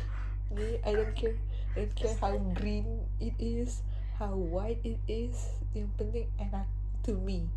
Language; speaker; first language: English; non-native, local second language; Indonesian